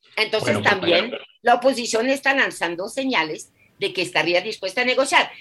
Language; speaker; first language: Spanish; non-native, fluent; French